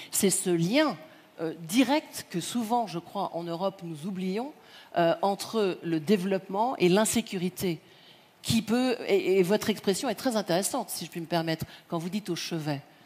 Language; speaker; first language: French; early bilingual, heritage; French